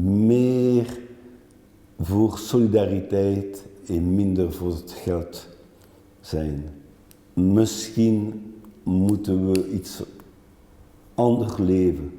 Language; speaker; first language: Dutch; non-native, local second language; French